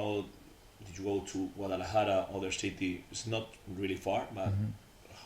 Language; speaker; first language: English; non-native, learner; Spanish